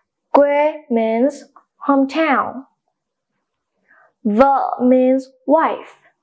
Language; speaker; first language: English; non-native, fluent; Vietnamese